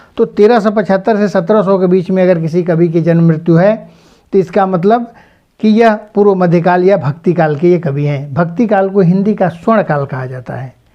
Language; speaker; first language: Hindi; native; Hindi